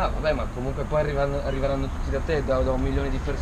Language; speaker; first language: Italian; native; Italian